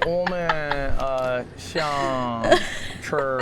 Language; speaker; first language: Chinese; non-native, learner; English